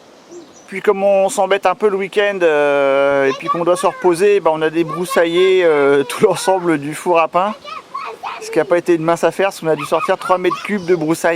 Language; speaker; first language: French; native; French